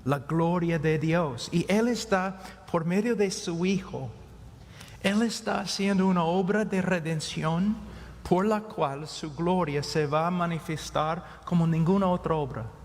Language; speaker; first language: Spanish; non-native, fluent; English